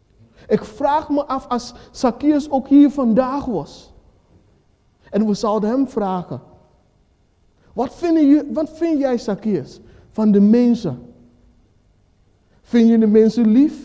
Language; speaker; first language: Dutch; non-native, fluent; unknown